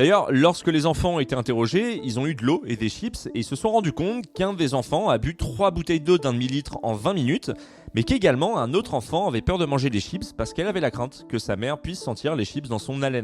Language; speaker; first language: French; native; French